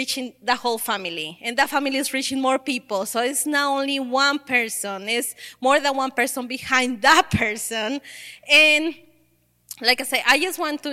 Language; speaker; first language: English; non-native, learner; Spanish